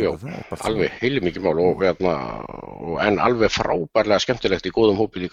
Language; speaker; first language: Icelandic; native; Icelandic